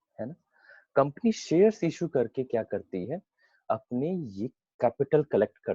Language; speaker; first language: Hindi; native; Hindi